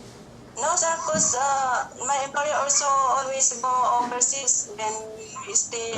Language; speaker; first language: English; non-native, learner; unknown